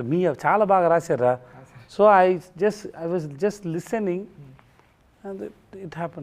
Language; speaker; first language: Telugu; non-native, local second language; Tamil